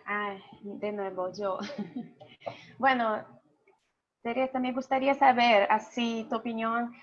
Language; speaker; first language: Spanish; non-native, learner; Portuguese